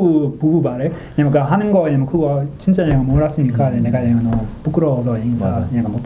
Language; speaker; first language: Korean; non-native, learner; English